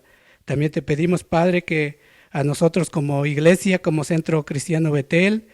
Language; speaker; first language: Spanish; native; Spanish